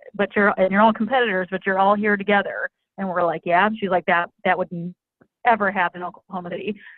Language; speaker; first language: English; native; English